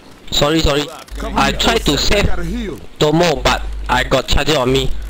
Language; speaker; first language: English; non-native, local second language; Chinese